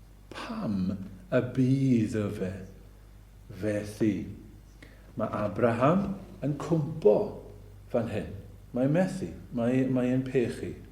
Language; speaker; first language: Welsh; native; Welsh